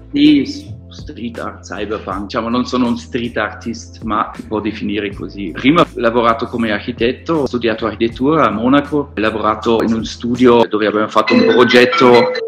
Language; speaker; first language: Italian; non-native, learner; German